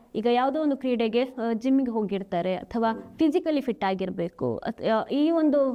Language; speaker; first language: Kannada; native; Kannada